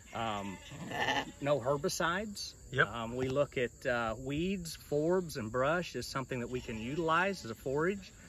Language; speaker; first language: English; native; English